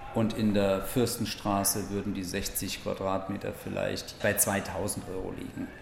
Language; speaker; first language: German; native; German